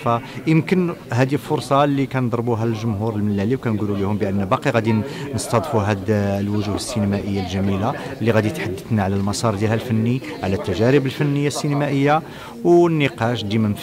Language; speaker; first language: Arabic; native; Arabic